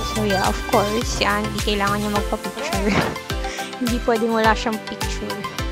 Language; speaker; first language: Filipino; native; Filipino